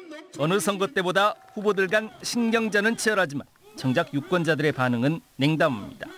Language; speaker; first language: Korean; native; Korean